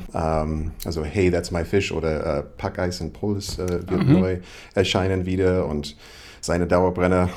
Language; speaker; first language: German; non-native, fluent; English